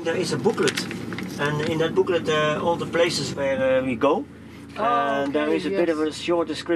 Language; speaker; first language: English; non-native, fluent; Dutch